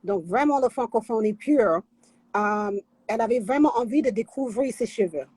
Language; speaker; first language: French; non-native, fluent; English